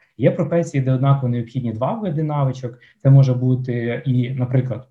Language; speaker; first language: Ukrainian; non-native, local second language; Russian